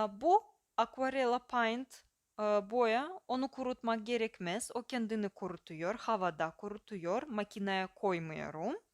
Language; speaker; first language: Turkish; non-native, fluent; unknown